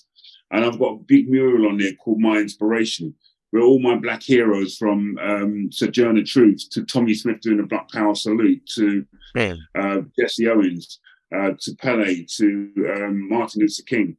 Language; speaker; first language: English; native; English